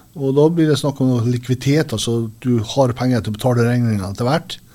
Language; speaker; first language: Norwegian; native; Norwegian